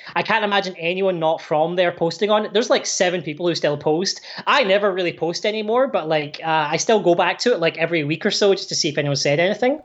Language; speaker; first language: English; native; English